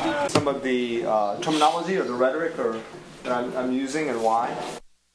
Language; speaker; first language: English; native; English